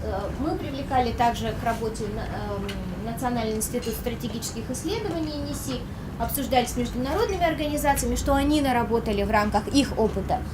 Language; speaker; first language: Russian; native; Russian